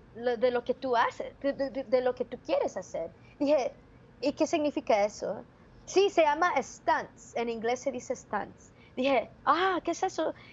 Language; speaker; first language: Spanish; early bilingual, heritage; Spanish